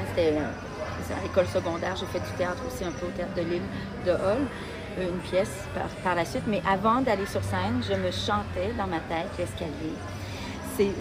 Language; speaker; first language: French; native; French